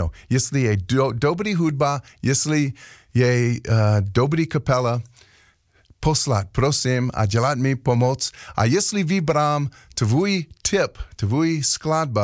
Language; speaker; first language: Czech; non-native, learner; English